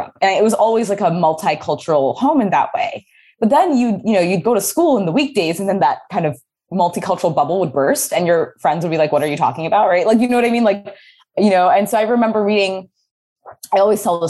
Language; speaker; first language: English; native; English